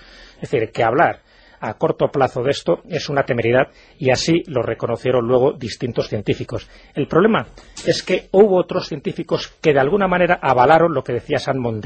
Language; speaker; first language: Spanish; native; Spanish